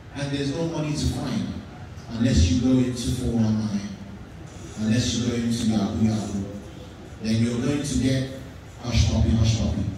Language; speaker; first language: English; native; English